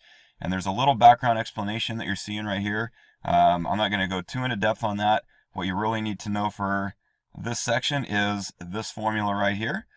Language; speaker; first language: English; native; English